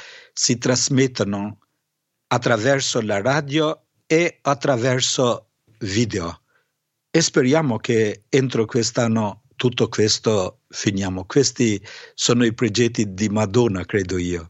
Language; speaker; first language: Italian; non-native, fluent; Albanian